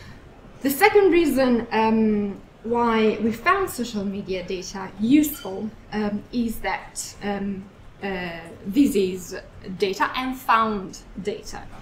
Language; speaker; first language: English; non-native, fluent; Italian